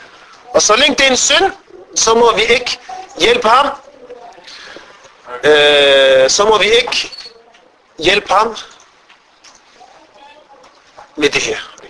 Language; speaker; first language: Danish; non-native, fluent; Arabic